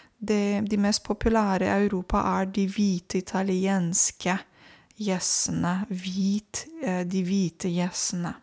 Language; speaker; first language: Norwegian; non-native, fluent; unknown